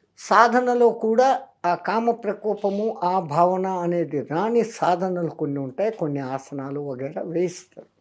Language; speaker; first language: Telugu; non-native, local second language; Hindi